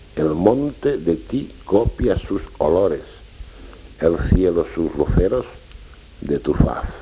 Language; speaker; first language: Spanish; non-native, local second language; Catalan